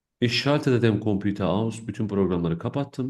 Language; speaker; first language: German; non-native, fluent; Turkish